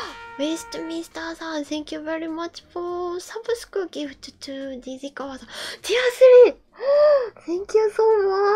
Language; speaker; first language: English; non-native, learner; Japanese